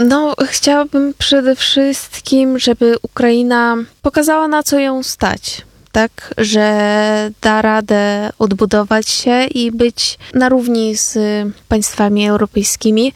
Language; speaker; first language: Polish; non-native, fluent; Ukrainian